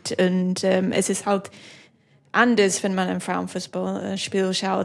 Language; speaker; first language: German; non-native, fluent; English